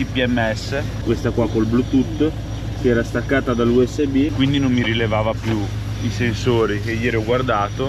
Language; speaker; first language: Italian; native; Italian